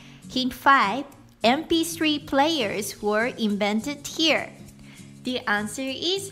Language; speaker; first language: English; non-native, fluent; Japanese